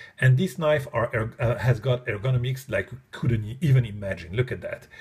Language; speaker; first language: English; non-native, fluent; French